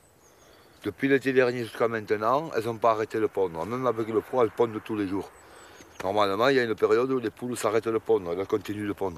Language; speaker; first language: French; native; French